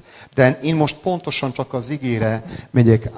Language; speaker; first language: Hungarian; non-native, local second language; Serbian